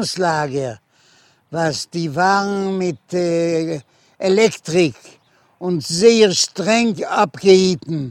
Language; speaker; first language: German; non-native, fluent; Yiddish